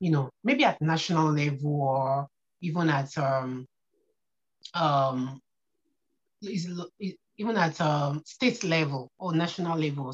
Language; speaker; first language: English; non-native, local second language; Yoruba